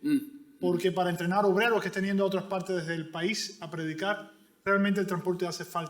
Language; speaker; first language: Spanish; native; Spanish